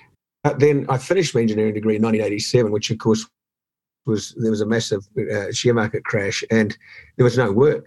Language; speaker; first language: English; native; English